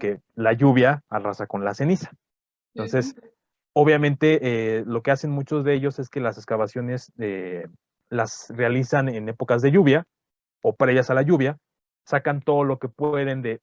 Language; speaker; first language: Spanish; native; Spanish